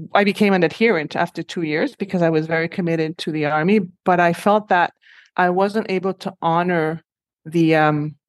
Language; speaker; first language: English; non-native, fluent; Spanish